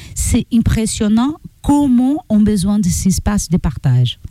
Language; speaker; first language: French; non-native, learner; Portuguese